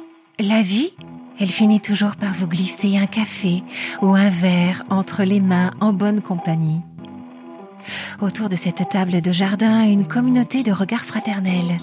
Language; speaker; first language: French; native; French